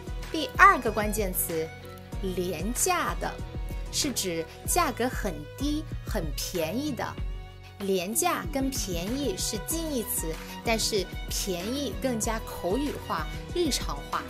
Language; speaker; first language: Chinese; native; Chinese